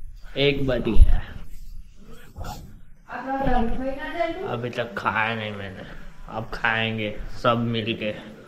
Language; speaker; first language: Hindi; native; Hindi